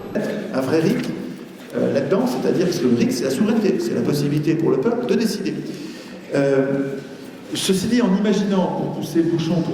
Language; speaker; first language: French; native; French